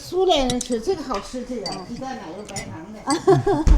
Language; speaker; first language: Chinese; native; Chinese